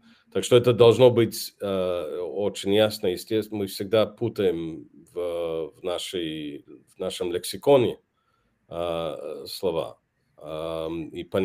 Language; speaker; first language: Russian; non-native, fluent; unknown